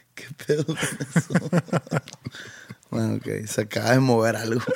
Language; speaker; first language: Spanish; native; Spanish